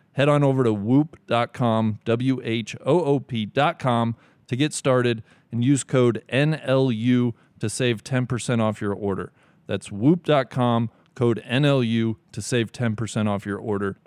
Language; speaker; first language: English; native; English